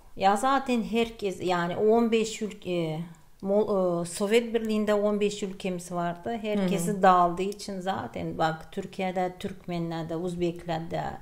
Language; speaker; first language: Turkish; non-native, fluent; Gagauz